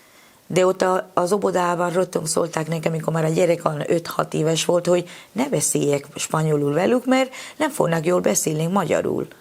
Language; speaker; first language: Hungarian; non-native, fluent; Spanish